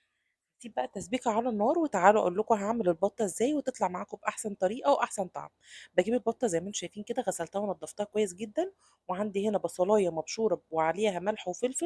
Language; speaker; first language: Arabic; native; Arabic